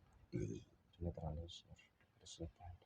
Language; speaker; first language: Indonesian; native; Indonesian